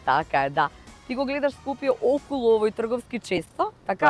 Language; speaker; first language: Macedonian; native; Macedonian